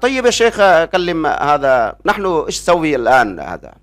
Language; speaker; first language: Arabic; non-native, learner; Bangla